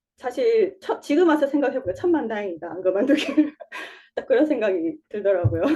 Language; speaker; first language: Korean; native; Korean